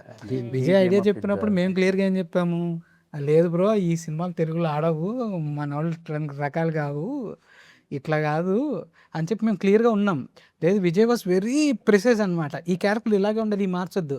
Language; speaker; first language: Telugu; native; Telugu